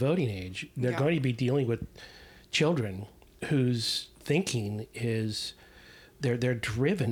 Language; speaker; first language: English; native; English